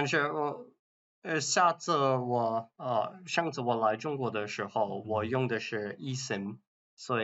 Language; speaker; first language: Chinese; non-native, learner; English